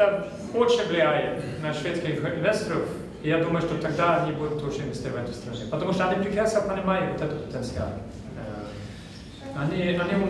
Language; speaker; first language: Russian; non-native, fluent; Swedish